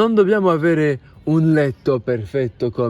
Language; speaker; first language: Italian; non-native, learner; French